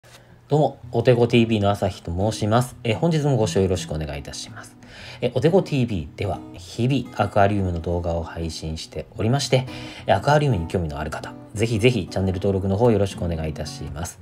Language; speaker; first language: Japanese; native; Japanese